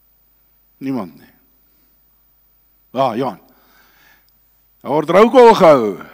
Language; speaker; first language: Afrikaans; native; Afrikaans